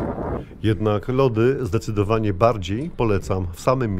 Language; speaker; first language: Polish; native; Polish